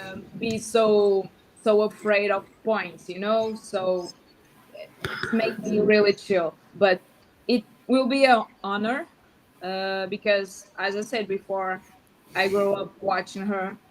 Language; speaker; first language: English; non-native, learner; Portuguese